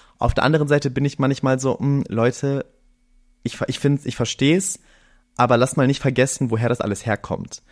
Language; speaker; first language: German; early bilingual, other home language; Greek